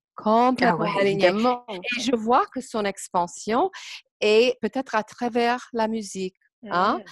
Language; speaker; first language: French; non-native, fluent; English